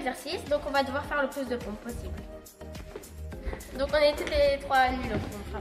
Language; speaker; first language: French; native; French